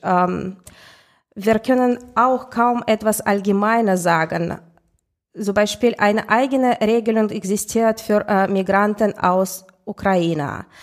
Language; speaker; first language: German; non-native, fluent; Russian